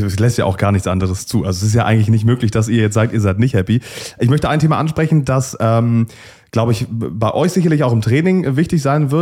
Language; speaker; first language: German; native; German